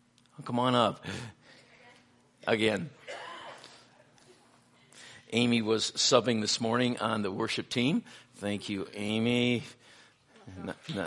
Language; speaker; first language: English; native; English